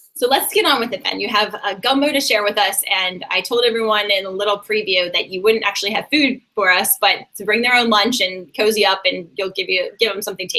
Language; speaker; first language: English; native; English